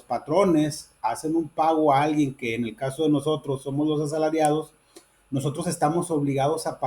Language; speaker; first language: Spanish; native; Spanish